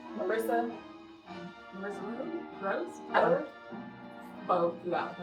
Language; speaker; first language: English; native; English